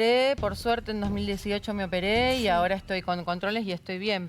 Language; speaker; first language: Spanish; native; Spanish